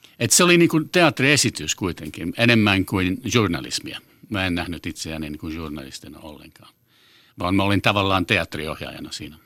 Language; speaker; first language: Finnish; non-native, fluent; English